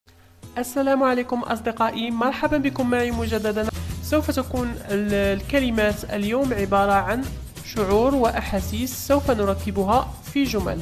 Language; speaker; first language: Arabic; native; Arabic